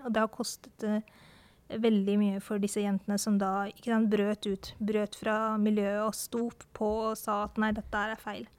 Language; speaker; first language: Norwegian; early bilingual, other home language; Urdu